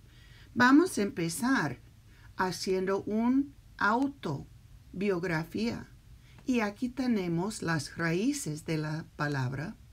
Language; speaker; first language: Spanish; early bilingual, heritage; Spanish